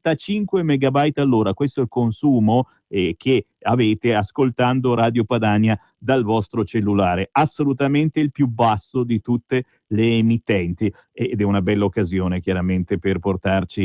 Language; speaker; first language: Italian; native; Italian